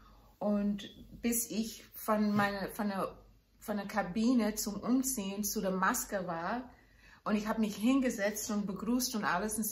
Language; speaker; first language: German; non-native, fluent; English